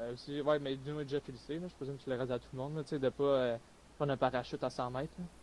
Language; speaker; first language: French; native; French